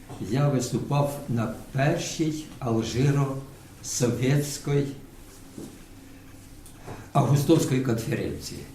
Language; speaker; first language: Ukrainian; non-native, local second language; Russian